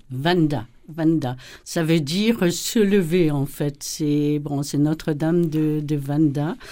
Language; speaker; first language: French; native; French